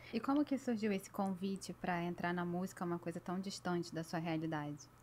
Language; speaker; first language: Portuguese; native; Portuguese